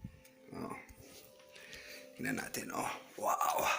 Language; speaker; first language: Filipino; non-native, learner; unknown